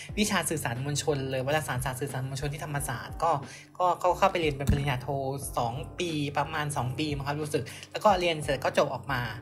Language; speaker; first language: Thai; native; Thai